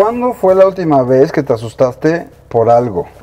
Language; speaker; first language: Spanish; native; Spanish